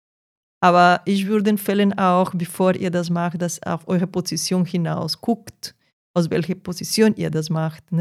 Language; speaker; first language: German; non-native, fluent; Portuguese